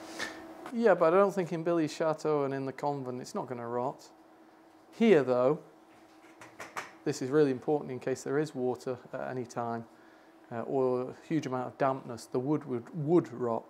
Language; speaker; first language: English; native; English